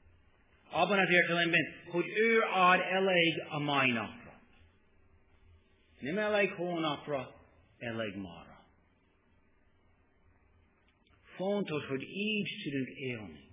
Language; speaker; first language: Hungarian; non-native, learner; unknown